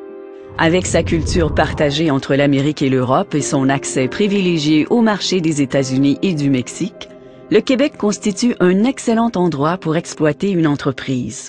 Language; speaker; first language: French; native; French